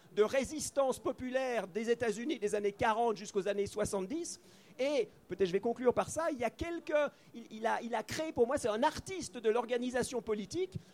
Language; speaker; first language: French; native; French